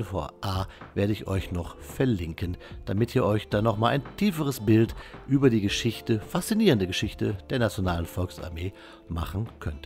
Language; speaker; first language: German; native; German